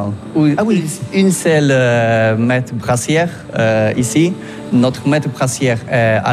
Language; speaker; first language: French; non-native, learner; Polish